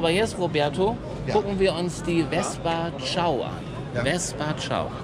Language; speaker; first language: German; native; German